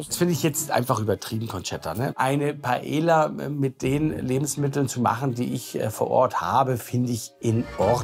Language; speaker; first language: German; native; German